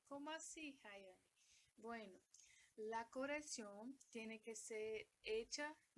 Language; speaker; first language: Spanish; non-native, learner; Portuguese